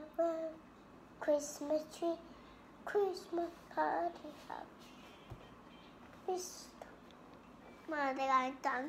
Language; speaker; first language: Korean; early bilingual, heritage; Korean